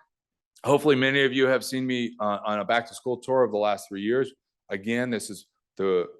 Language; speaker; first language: English; native; English